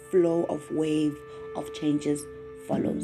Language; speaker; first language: English; non-native, local second language; Zulu